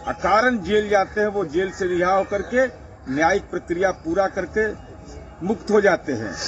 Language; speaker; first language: Hindi; native; Hindi